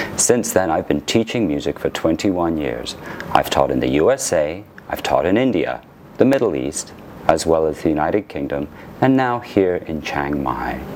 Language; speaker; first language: English; native; English